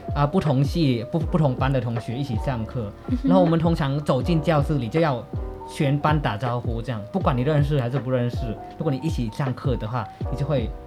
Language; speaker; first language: Chinese; non-native, fluent; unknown